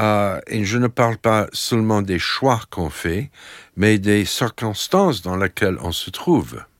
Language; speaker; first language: French; non-native, fluent; English